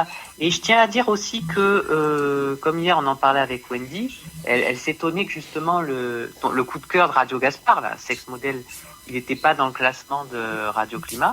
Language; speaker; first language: French; native; French